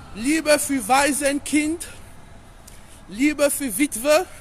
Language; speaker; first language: German; non-native, learner; French